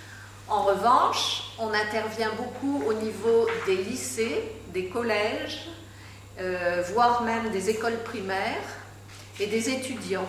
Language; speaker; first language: French; native; French